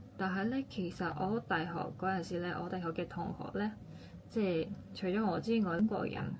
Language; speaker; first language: Cantonese; non-native, fluent; Japanese